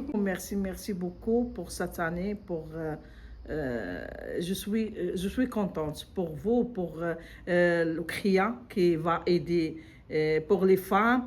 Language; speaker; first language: French; non-native, learner; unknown